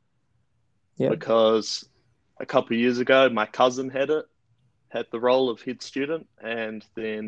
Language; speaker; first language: English; native; English